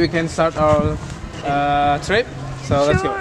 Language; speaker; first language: English; non-native, learner; Indonesian